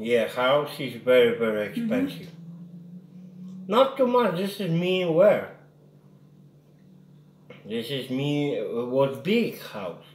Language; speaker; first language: English; non-native, learner; Polish